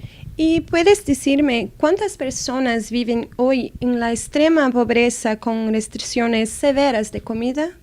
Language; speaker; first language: Spanish; non-native, fluent; Portuguese